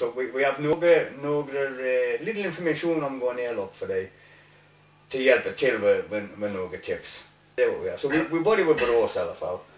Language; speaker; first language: Swedish; non-native, learner; English